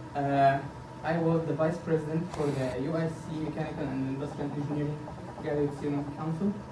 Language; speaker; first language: English; non-native, fluent; Arabic